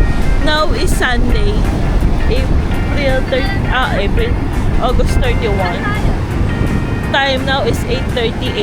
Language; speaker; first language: English; non-native, local second language; Filipino